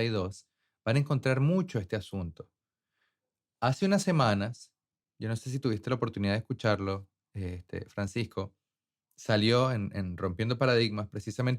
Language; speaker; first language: Spanish; native; Spanish